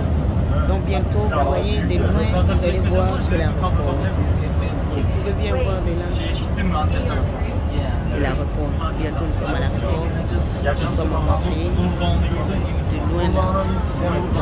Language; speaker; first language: French; non-native, local second language; Lingala